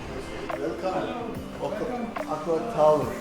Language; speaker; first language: English; non-native, learner; Turkish